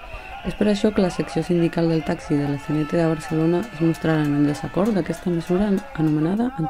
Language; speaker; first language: Catalan; native; Catalan